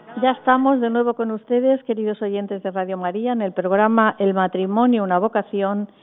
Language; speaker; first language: Spanish; native; Spanish